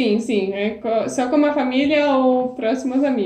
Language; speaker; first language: Portuguese; non-native, fluent; Polish